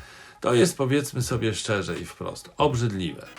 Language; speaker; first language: Polish; native; Polish